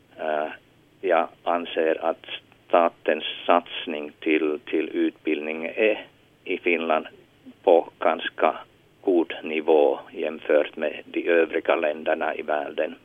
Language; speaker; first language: Swedish; non-native, local second language; Finnish